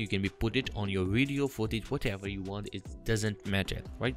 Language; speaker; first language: English; non-native, fluent; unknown